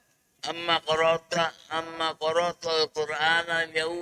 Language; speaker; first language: Arabic; non-native, learner; Indonesian